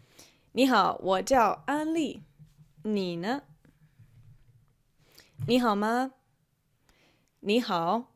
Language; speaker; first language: Chinese; non-native, fluent; English